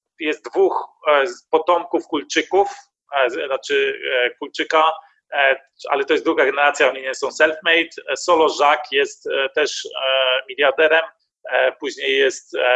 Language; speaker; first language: Polish; early bilingual, heritage; Polish